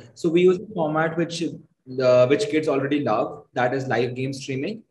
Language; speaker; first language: English; non-native, local second language; Hindi